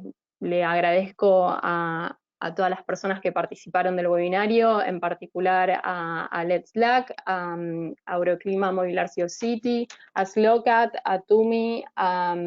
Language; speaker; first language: Spanish; native; Spanish